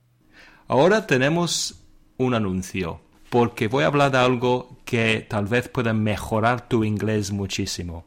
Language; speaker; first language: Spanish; non-native, fluent; English